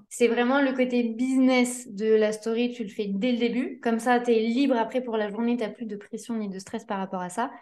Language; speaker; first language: French; native; French